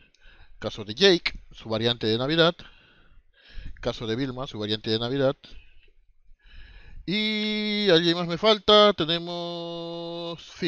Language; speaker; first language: Spanish; native; Spanish